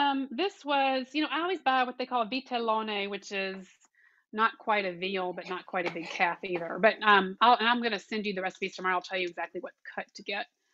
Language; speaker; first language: English; native; English